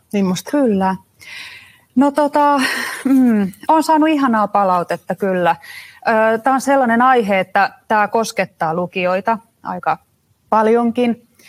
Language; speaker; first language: Finnish; native; Finnish